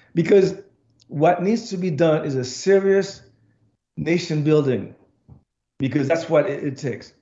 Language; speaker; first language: English; non-native, fluent; Haitian Creole